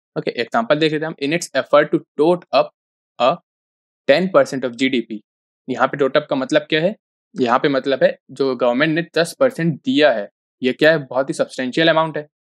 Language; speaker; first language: Hindi; native; Hindi